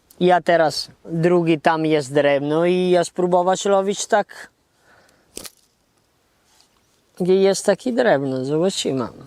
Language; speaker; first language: Polish; non-native, learner; Italian